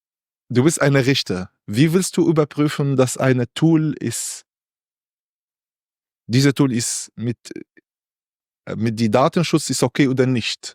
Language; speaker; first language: German; non-native, learner; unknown